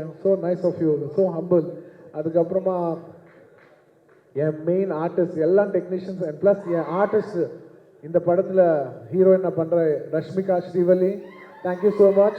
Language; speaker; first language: Tamil; non-native, local second language; Telugu